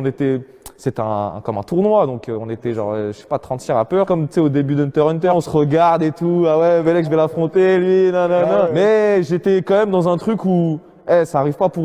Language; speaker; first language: French; native; French